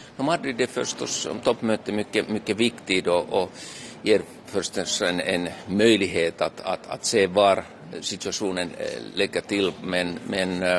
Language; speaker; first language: Swedish; non-native, local second language; Finnish